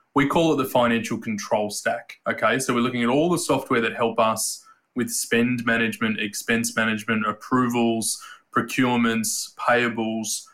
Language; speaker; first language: English; native; English